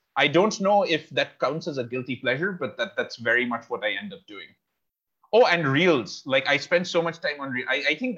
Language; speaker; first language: English; non-native, local second language; Bangla